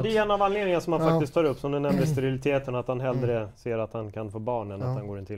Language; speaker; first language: Swedish; native; Swedish